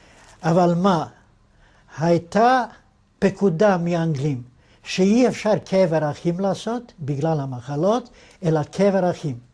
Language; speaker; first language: Hebrew; non-native, fluent; Yiddish